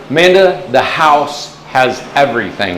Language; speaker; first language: English; native; English